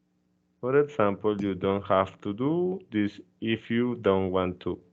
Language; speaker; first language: English; non-native, fluent; Spanish